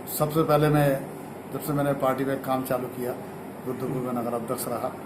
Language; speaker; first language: Hindi; non-native, local second language; Bangla